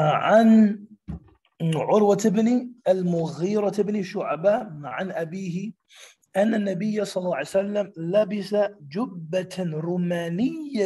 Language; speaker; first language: Arabic; non-native, fluent; English